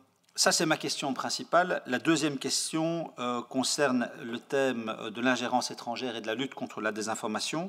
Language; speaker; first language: French; native; French